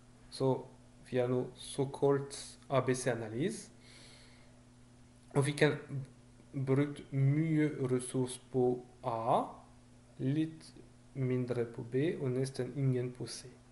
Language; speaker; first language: Norwegian; non-native, fluent; French